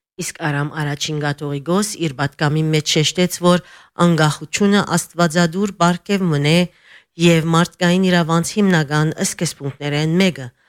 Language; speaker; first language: Armenian; early bilingual, heritage; Armenian